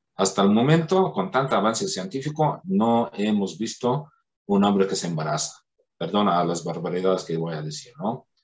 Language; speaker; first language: Spanish; non-native, fluent; Arabic